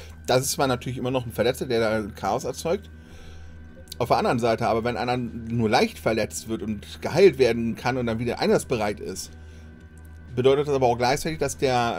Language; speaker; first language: German; native; German